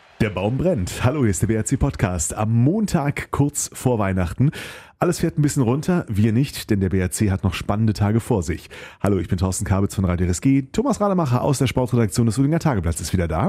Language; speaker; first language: German; native; German